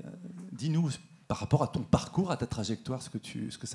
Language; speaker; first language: French; native; French